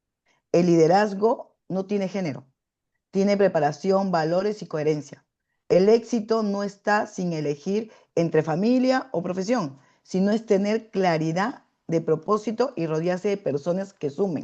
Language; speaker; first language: Spanish; native; Spanish